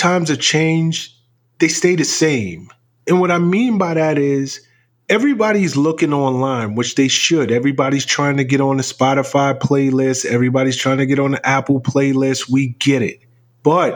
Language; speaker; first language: English; native; English